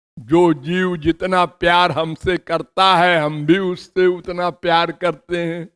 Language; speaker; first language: Hindi; native; Hindi